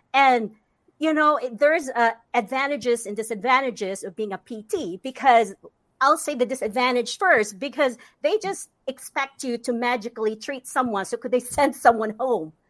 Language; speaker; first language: English; non-native, local second language; Cebuano